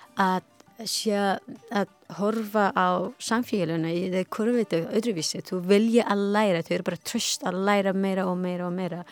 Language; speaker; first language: Icelandic; non-native, learner; Persian